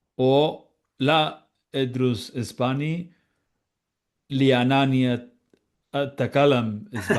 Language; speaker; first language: Arabic; non-native, learner; Spanish